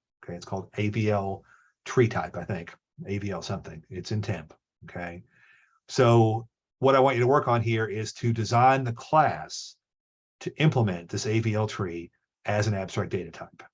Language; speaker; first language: English; native; English